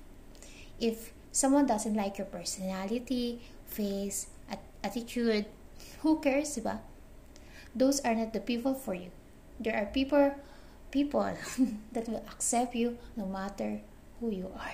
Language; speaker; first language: English; non-native, local second language; Filipino